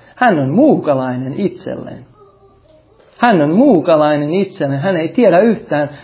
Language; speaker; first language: Finnish; early bilingual, heritage; Finnish